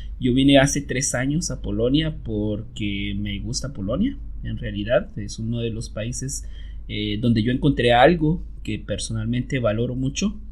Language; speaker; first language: Spanish; native; Spanish